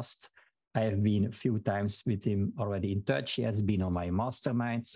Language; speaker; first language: English; non-native, fluent; Dutch